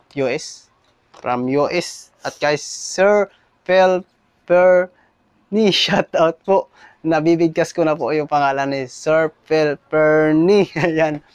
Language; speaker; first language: Filipino; non-native, local second language; Cebuano